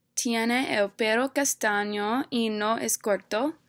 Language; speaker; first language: Spanish; non-native, learner; English